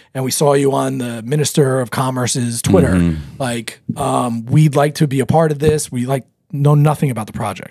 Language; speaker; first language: English; native; English